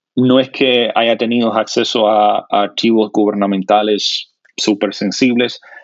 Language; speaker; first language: Spanish; non-native, fluent; English